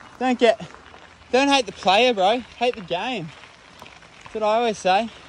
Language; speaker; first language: English; native; English